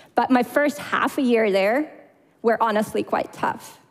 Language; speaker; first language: English; non-native, fluent; Russian